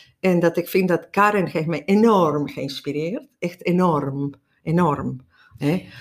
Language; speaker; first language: Dutch; non-native, fluent; Spanish